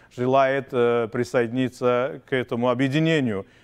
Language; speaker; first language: Russian; non-native, local second language; Azerbaijani